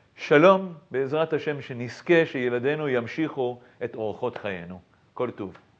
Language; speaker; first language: Hebrew; native; Hebrew